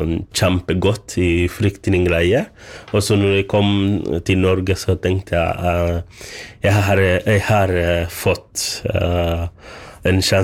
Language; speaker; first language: Norwegian; non-native, learner; Swahili